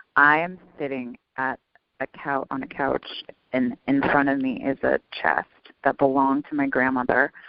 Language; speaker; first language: English; native; English